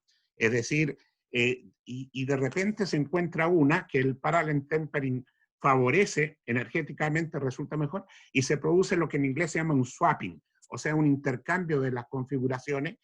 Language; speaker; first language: Spanish; native; Spanish